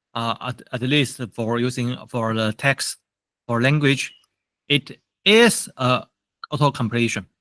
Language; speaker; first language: English; non-native, fluent; Chinese